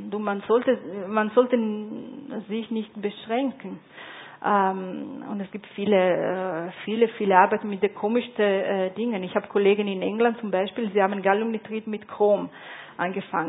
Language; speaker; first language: German; non-native, fluent; Italian